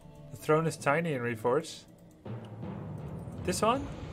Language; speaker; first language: English; non-native, fluent; Dutch